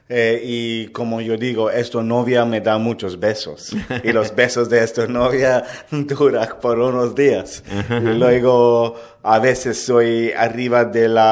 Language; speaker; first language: Spanish; non-native, learner; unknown